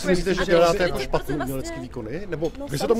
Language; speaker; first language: Czech; native; Czech